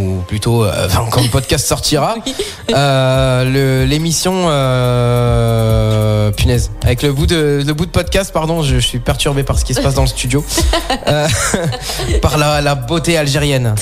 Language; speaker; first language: French; native; French